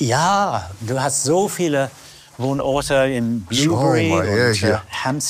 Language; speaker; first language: German; non-native, fluent; English